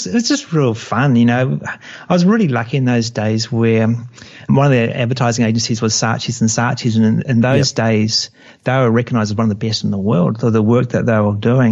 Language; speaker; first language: English; native; English